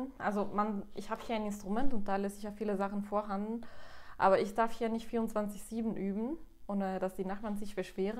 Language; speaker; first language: German; non-native, fluent; Spanish